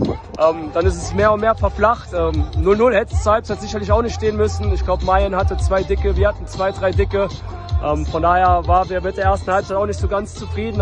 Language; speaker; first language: German; native; German